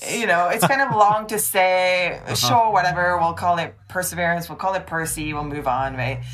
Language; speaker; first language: English; non-native, fluent; French